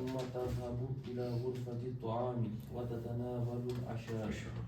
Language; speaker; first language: Arabic; non-native, learner; Urdu